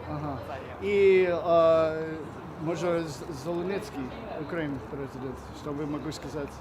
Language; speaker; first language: Russian; non-native, learner; English